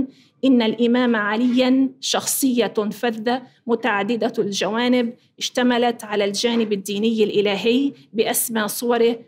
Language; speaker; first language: Arabic; native; Arabic